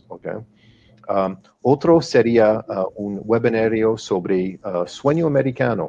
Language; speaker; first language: Spanish; non-native, fluent; English